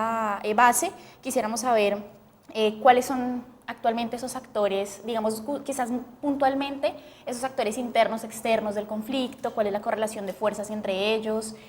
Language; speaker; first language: Spanish; native; Spanish